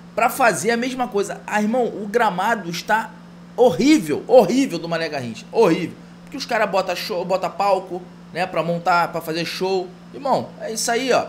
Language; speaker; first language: Portuguese; native; Portuguese